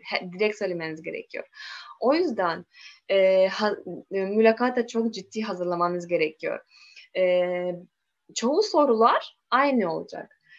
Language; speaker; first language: Turkish; non-native, learner; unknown